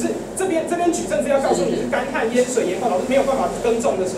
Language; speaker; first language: Chinese; native; Chinese